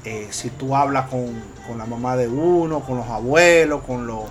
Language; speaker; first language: Spanish; early bilingual, heritage; Spanish